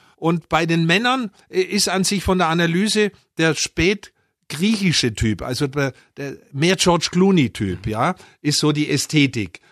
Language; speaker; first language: German; native; German